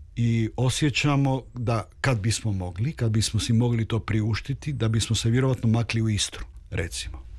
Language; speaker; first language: Serbian; early bilingual, heritage; Croatian